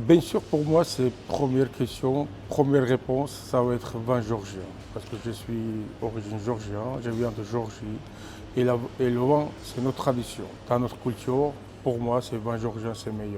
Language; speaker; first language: French; non-native, fluent; Georgian